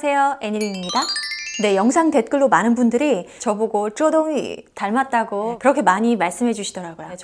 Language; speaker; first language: Korean; native; Korean